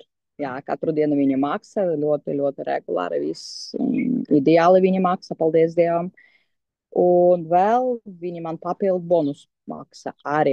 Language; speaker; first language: Latvian; non-native, local second language; Russian